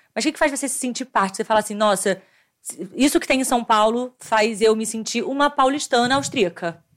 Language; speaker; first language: Portuguese; native; Portuguese